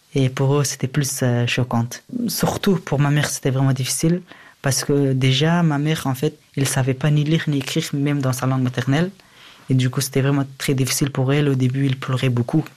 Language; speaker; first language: French; early bilingual, other home language; Persian